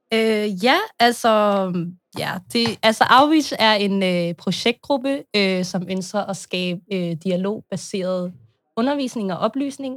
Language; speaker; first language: Danish; native; Danish